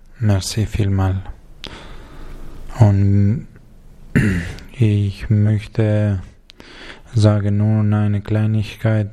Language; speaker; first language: German; non-native, learner; Albanian